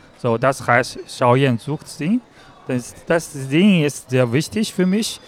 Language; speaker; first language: German; non-native, learner; Chinese